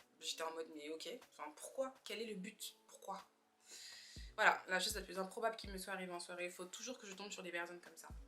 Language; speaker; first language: French; native; French